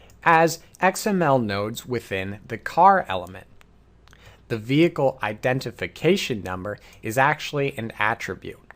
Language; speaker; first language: English; native; English